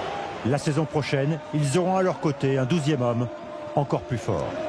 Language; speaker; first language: French; native; French